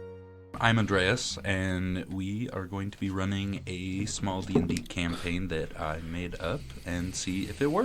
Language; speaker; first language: English; native; English